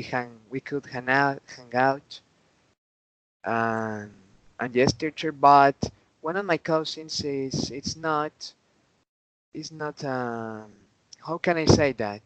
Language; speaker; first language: English; non-native, learner; Spanish